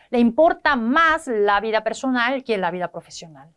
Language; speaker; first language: Spanish; non-native, fluent; Korean